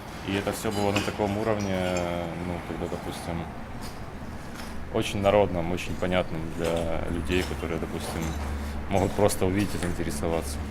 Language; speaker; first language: Russian; native; Russian